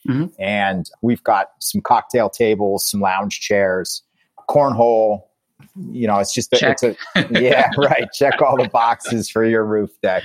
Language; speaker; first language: English; native; English